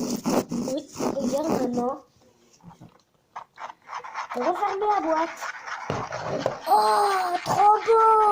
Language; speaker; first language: French; native; French